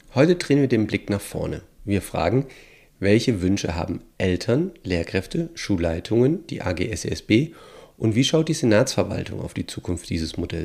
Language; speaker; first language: German; native; German